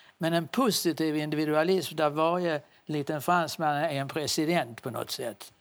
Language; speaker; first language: Swedish; native; Swedish